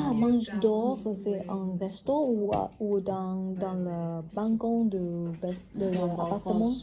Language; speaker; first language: French; non-native, learner; Vietnamese